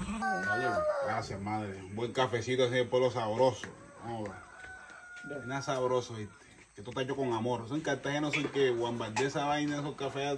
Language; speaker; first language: Spanish; native; Spanish